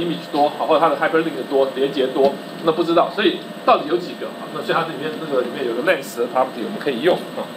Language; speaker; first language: Chinese; native; Chinese